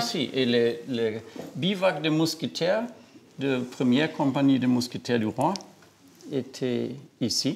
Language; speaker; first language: French; non-native, learner; German